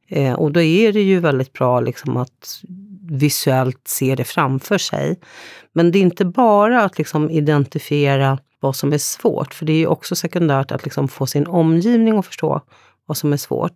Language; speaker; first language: Swedish; native; Swedish